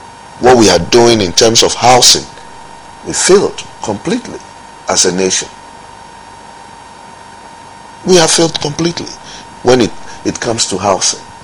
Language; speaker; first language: English; non-native, local second language; Ga